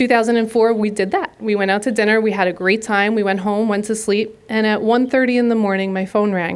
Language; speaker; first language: English; native; English